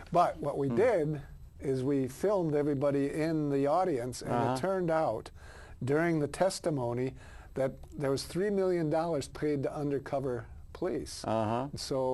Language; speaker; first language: English; native; English